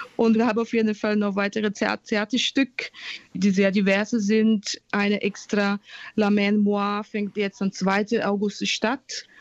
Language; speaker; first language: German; non-native, fluent; Portuguese